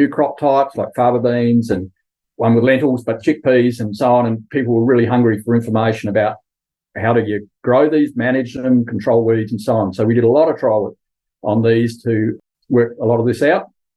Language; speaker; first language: English; native; English